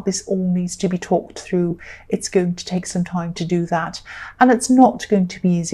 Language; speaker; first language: English; native; English